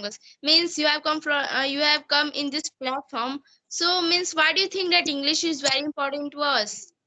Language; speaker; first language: English; non-native, learner; Hindi